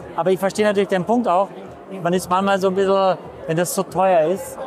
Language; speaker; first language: German; native; German